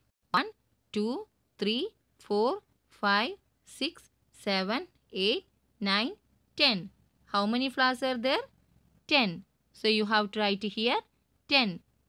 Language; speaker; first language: English; non-native, local second language; Tamil